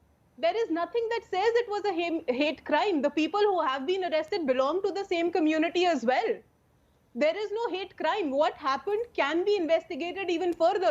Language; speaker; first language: English; non-native, local second language; Hindi